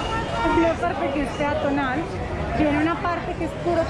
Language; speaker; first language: Spanish; native; Spanish